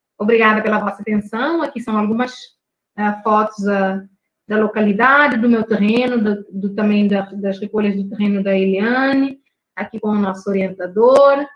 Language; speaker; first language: Portuguese; non-native, local second language; Kabuverdianu